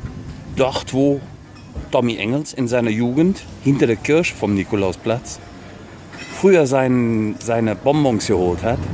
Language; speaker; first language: German; native; German